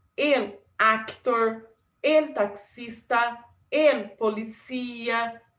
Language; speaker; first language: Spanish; non-native, fluent; Portuguese